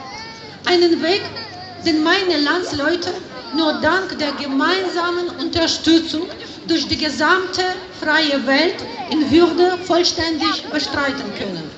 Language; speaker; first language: German; non-native, fluent; Ukrainian